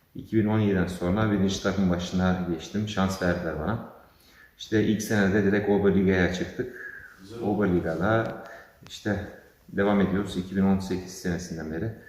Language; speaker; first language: Turkish; early bilingual, heritage; Turkish